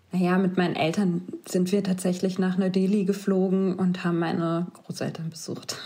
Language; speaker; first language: German; native; German